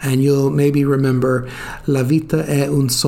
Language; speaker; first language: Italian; non-native, learner; English